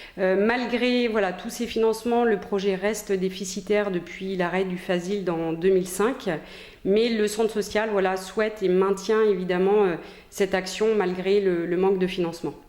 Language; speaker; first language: French; native; French